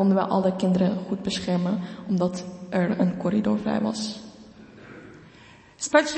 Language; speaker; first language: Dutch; non-native, fluent; Ukrainian